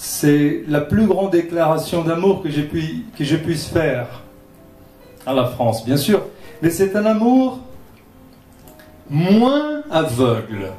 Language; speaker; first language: French; non-native, fluent; Portuguese